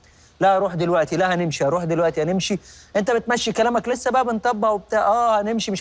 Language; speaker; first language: Arabic; native; Arabic